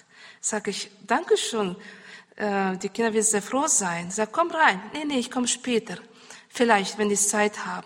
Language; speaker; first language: German; non-native, learner; Russian